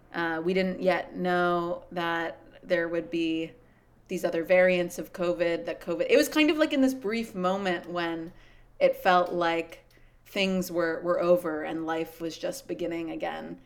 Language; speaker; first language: English; native; English